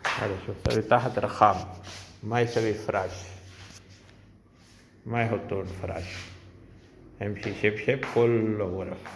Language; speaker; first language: Arabic; non-native, learner; Urdu